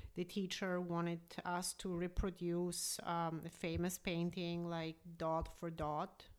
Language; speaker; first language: English; early bilingual, other home language; Polish